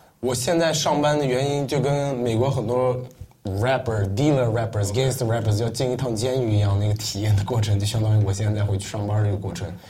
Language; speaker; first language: Chinese; non-native, local second language; Uyghur